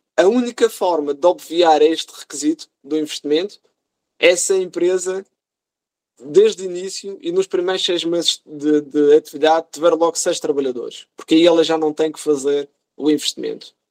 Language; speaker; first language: Portuguese; native; Portuguese